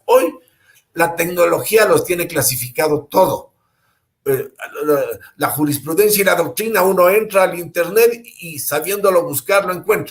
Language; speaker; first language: Spanish; native; Spanish